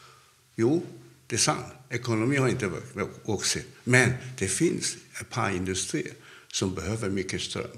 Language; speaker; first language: Swedish; non-native, fluent; Cantonese